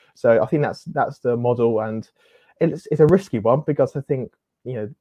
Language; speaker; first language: English; native; English